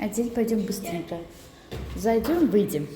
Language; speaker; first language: Russian; non-native, local second language; Azerbaijani